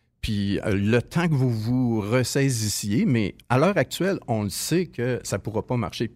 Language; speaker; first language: French; native; French